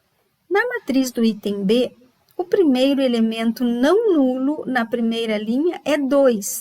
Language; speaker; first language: Portuguese; native; Portuguese